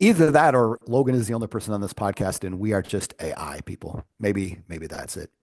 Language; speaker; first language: English; native; English